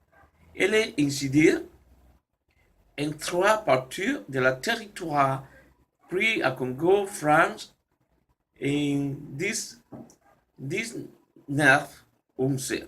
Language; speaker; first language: French; non-native, learner; Spanish